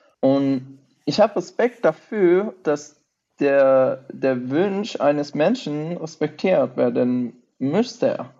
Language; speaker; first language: German; non-native, fluent; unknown